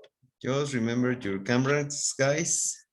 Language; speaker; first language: English; non-native, fluent; Spanish